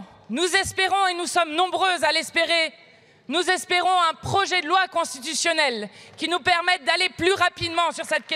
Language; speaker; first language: French; native; French